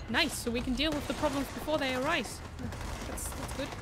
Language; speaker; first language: English; non-native, fluent; German